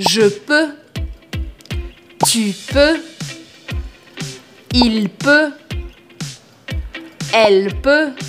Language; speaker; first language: French; non-native, learner; Portuguese